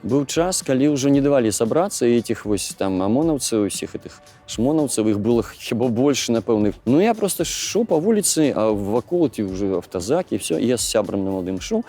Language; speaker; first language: Belarusian; non-native, local second language; Russian